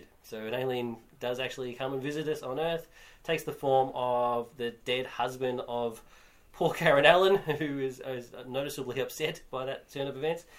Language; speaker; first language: English; native; English